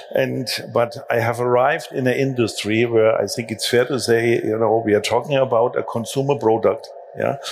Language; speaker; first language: English; non-native, fluent; German